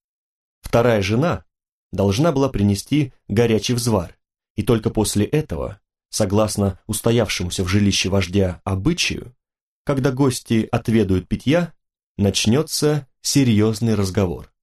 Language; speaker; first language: Russian; native; Russian